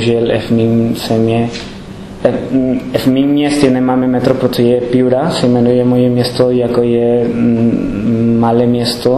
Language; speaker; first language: Czech; non-native, learner; Spanish